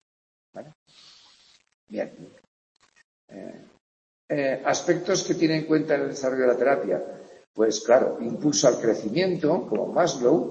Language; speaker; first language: Spanish; native; Spanish